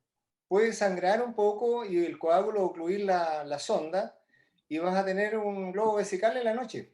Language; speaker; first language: Spanish; native; Spanish